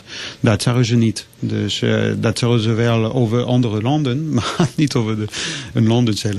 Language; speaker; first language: Dutch; non-native, fluent; French